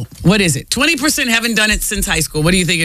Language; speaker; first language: English; native; English